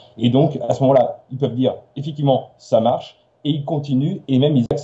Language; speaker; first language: French; native; French